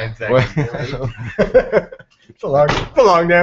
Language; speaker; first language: English; native; English